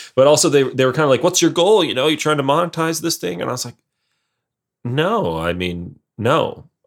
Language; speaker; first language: English; native; English